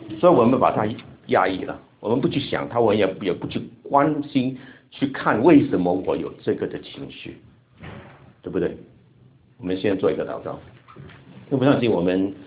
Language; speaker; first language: Chinese; non-native, local second language; Cantonese